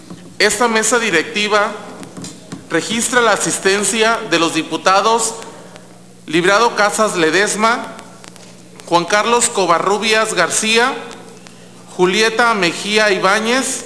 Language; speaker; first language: Spanish; native; Spanish